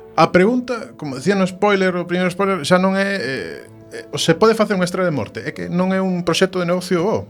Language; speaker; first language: Galician; native; Galician